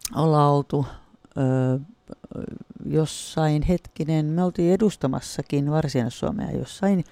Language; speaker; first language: Finnish; native; Finnish